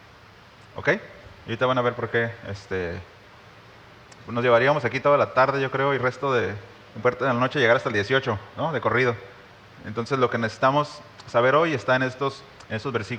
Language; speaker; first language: Spanish; native; Spanish